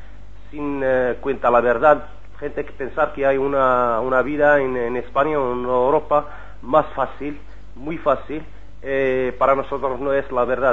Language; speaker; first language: Spanish; non-native, learner; Arabic